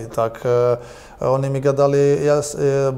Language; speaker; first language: Polish; non-native, learner; Croatian